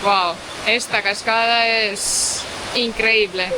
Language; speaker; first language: Spanish; non-native, fluent; Portuguese